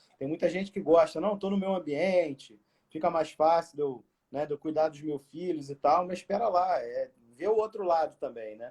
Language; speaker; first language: Portuguese; native; Portuguese